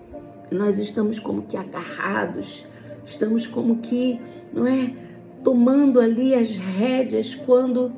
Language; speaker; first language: Portuguese; native; Portuguese